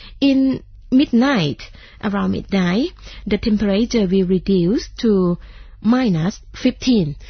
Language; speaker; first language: English; non-native, fluent; Thai